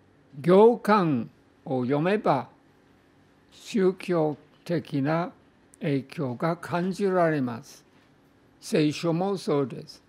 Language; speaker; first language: Japanese; non-native, fluent; English